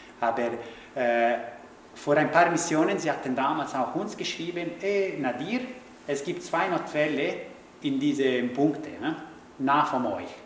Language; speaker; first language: German; non-native, fluent; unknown